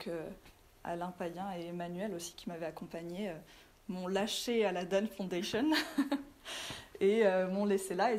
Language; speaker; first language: French; native; French